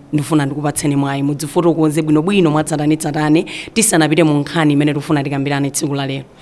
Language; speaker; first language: Nyanja; native; Nyanja